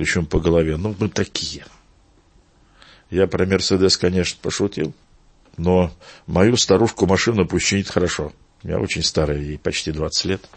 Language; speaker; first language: Russian; native; Russian